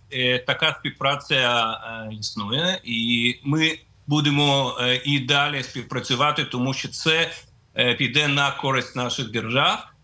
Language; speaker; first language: Ukrainian; non-native, fluent; Russian